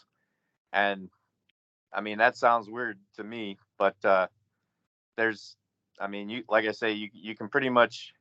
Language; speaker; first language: English; native; English